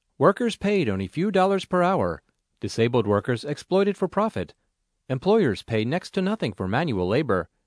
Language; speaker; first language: English; native; English